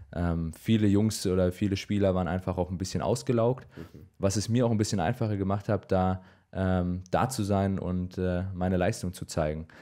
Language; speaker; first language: German; native; German